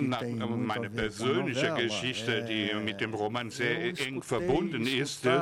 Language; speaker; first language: German; non-native, fluent; Portuguese